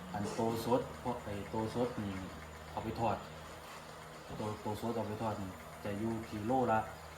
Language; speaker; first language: Thai; native; Thai